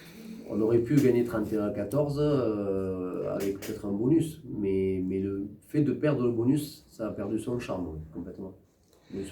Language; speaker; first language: French; native; French